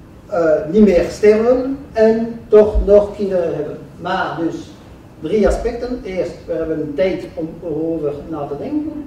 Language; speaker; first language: Dutch; non-native, local second language; French